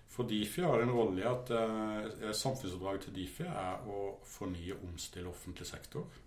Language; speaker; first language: Norwegian; native; Norwegian